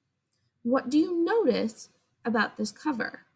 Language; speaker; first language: English; native; English